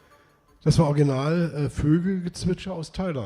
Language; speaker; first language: German; native; German